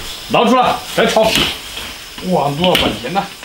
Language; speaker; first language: Chinese; native; Chinese